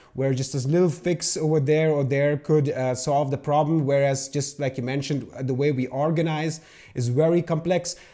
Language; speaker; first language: English; non-native, local second language; Urdu